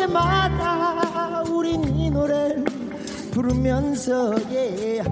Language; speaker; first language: Korean; native; Korean